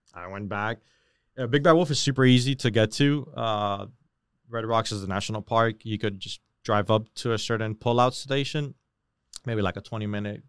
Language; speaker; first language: English; native; English